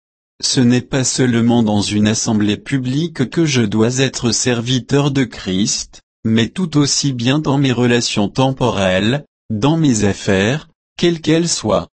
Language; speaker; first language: French; native; French